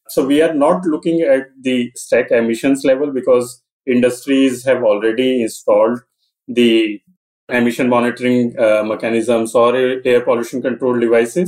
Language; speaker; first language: English; non-native, local second language; Hindi